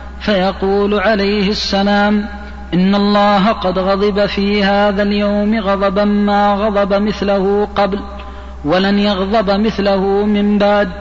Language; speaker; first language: Arabic; native; Arabic